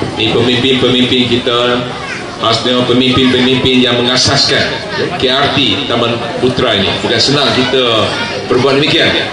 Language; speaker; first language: Malay; non-native, local second language; Chinese